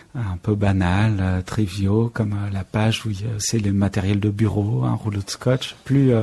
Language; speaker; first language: French; native; French